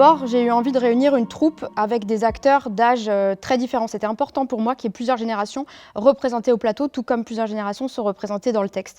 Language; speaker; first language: French; native; French